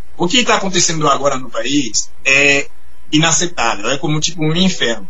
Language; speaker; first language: Portuguese; non-native, fluent; Haitian Creole